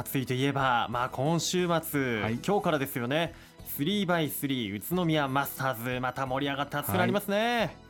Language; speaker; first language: Japanese; native; Japanese